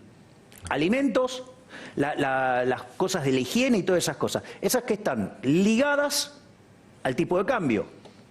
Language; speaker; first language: Spanish; native; Spanish